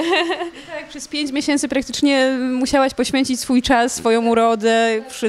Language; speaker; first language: Polish; native; Polish